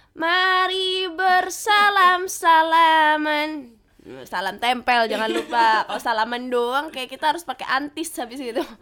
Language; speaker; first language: Indonesian; native; Indonesian